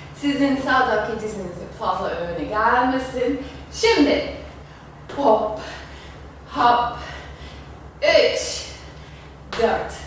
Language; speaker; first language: Turkish; non-native, fluent; German